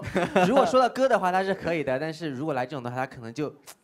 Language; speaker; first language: Chinese; native; Chinese